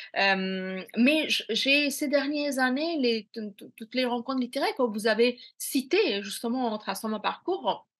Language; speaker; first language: French; non-native, fluent; Bangla